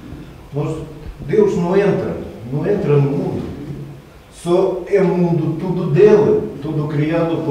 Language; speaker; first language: Portuguese; non-native, learner; Russian